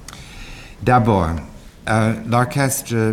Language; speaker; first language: French; non-native, fluent; English